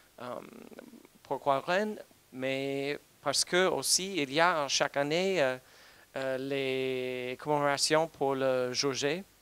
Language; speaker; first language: French; non-native, fluent; English